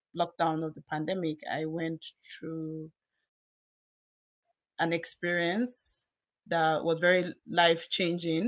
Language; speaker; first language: English; non-native, local second language; Yoruba